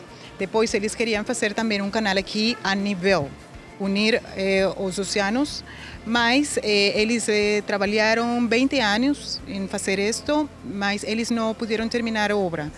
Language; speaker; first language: Portuguese; non-native, learner; Spanish